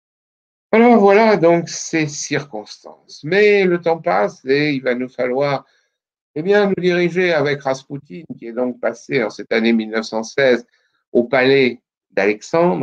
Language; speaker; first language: French; native; French